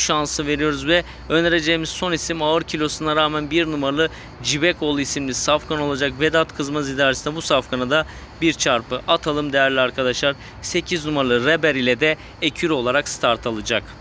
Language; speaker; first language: Turkish; native; Turkish